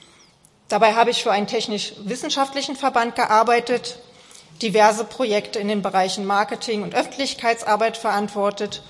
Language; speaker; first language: German; native; German